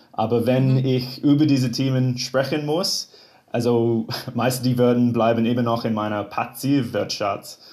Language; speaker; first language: German; non-native, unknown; English